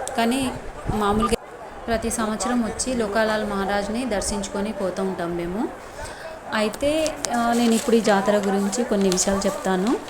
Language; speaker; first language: Telugu; non-native, local second language; Lambadi